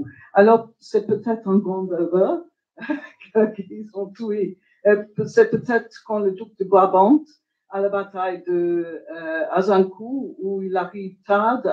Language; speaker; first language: French; non-native, fluent; English